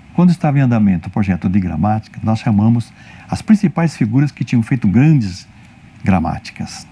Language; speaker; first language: Portuguese; native; Portuguese